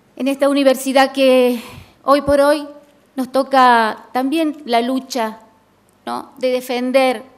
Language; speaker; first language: Spanish; native; Spanish